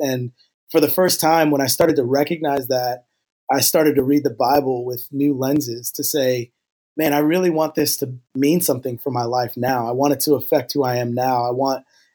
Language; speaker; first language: English; native; English